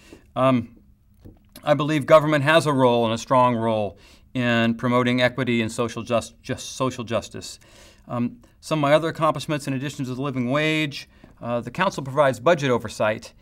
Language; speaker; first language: English; native; English